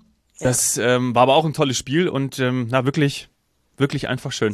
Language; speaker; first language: German; native; German